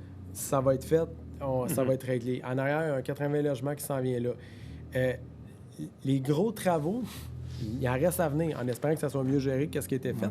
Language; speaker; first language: French; native; French